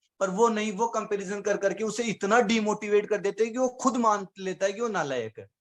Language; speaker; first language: Hindi; native; Hindi